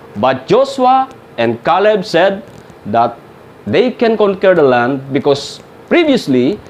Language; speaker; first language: English; non-native, local second language; Filipino